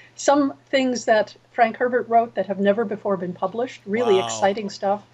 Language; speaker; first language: English; native; English